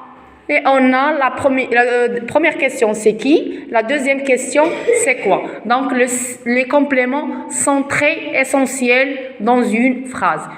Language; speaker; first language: French; non-native, local second language; Arabic